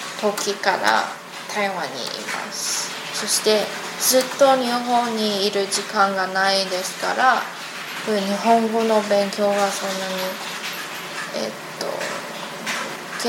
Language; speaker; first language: Japanese; non-native, learner; Chinese